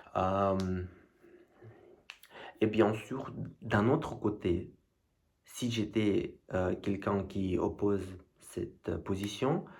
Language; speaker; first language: French; non-native, learner; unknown